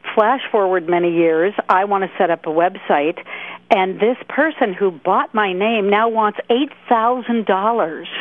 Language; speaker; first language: English; native; English